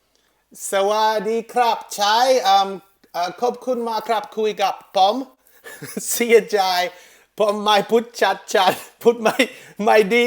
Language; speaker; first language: Thai; non-native, learner; English